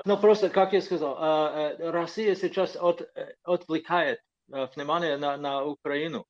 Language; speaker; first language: Russian; non-native, fluent; English